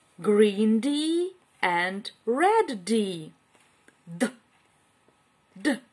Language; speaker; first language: English; non-native, fluent; Ukrainian